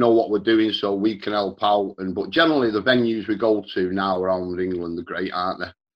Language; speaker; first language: English; native; English